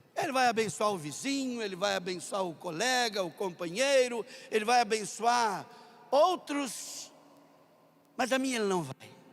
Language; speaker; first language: Portuguese; non-native, local second language; German